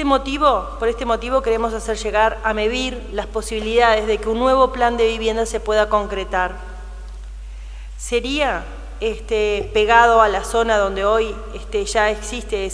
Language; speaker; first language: Spanish; native; Spanish